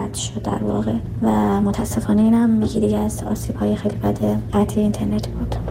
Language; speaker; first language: Persian; non-native, local second language; Kurdish